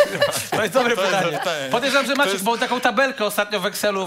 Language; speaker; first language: Polish; native; Polish